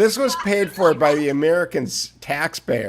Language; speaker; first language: English; native; English